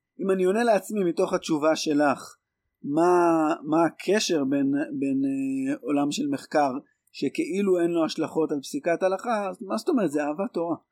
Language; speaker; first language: Hebrew; native; Hebrew